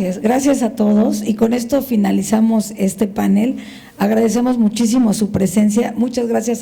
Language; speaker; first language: Spanish; native; Spanish